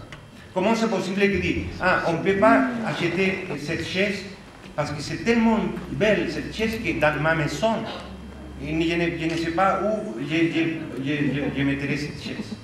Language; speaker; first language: French; non-native, fluent; Spanish